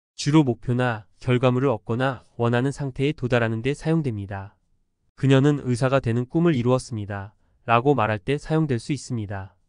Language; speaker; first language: Korean; native; Korean